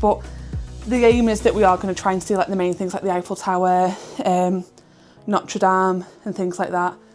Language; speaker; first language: English; native; English